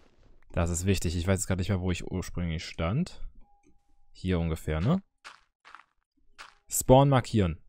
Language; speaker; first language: German; native; German